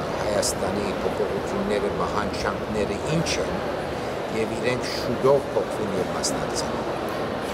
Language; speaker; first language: Armenian; early bilingual, heritage; Armenian